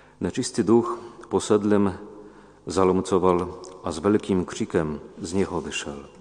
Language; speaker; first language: Czech; non-native, fluent; Polish